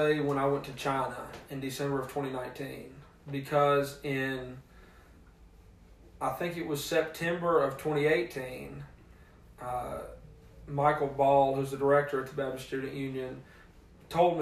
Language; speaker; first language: English; native; English